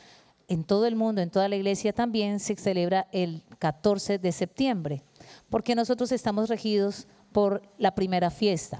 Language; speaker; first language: Spanish; native; Spanish